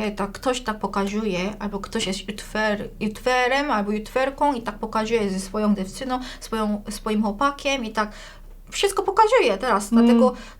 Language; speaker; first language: Polish; non-native, fluent; Korean